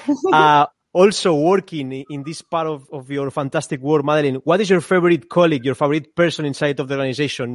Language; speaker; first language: English; non-native, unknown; Spanish